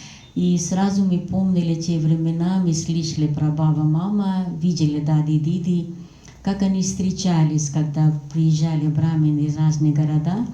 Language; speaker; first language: Russian; non-native, fluent; Hindi